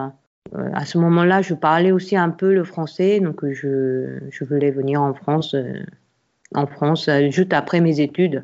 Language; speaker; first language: French; non-native, fluent; Korean